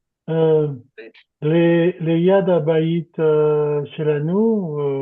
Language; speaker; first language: Hebrew; non-native, learner; French